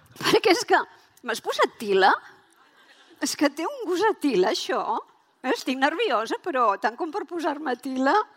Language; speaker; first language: Catalan; native; Catalan